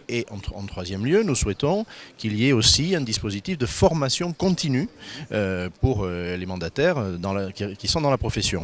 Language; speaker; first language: French; native; French